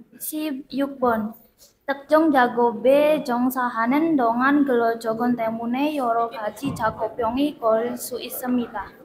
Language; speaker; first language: Korean; non-native, fluent; Indonesian